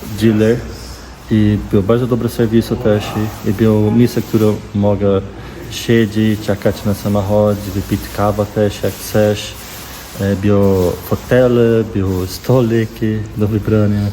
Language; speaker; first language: Polish; non-native, learner; Portuguese